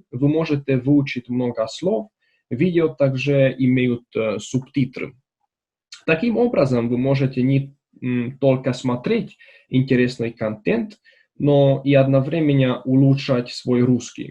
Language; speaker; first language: Russian; non-native, learner; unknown